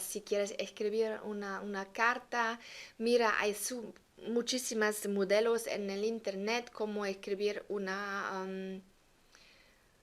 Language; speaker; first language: Spanish; non-native, fluent; German